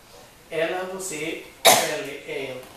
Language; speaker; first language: Portuguese; non-native, learner; Swedish